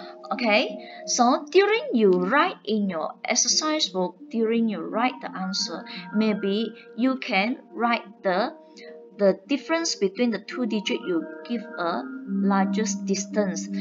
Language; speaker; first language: English; non-native, local second language; Chinese